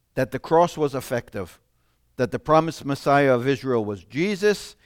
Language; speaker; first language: English; non-native, fluent; Italian